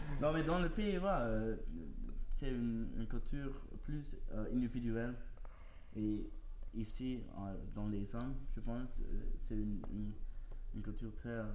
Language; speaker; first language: French; non-native, learner; Dutch